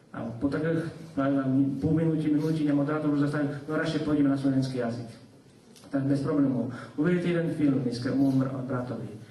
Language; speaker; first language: Slovak; non-native, local second language; Rusyn